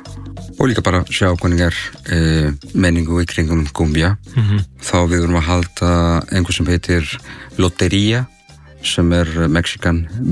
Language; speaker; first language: Icelandic; non-native, learner; Spanish